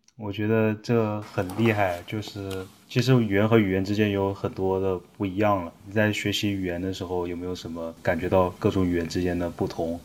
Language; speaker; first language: Chinese; native; Chinese